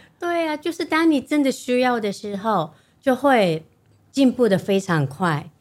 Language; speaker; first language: Chinese; non-native, fluent; Japanese